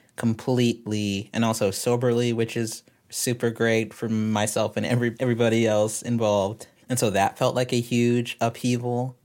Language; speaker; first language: English; native; English